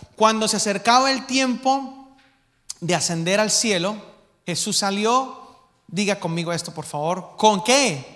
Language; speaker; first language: Spanish; native; Spanish